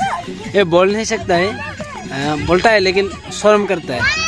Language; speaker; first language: Hindi; non-native, local second language; Assamese